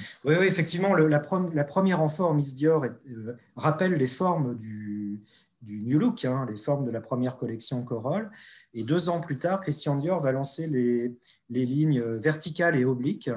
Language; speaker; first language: French; native; French